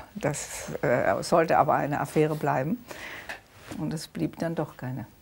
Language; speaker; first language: German; early bilingual, other home language; Danish